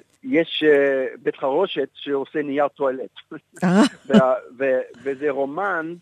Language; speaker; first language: Hebrew; non-native, fluent; English